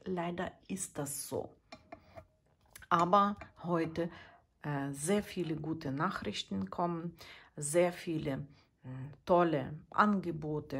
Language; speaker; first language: German; non-native, fluent; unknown